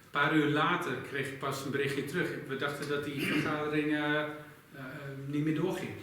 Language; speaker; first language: Dutch; native; Dutch